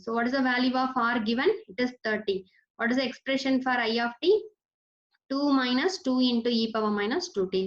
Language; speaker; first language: English; non-native, local second language; Tamil